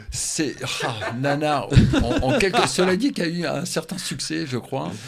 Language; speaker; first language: French; native; French